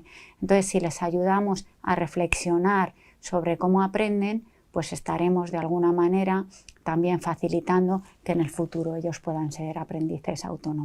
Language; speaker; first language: Spanish; native; Spanish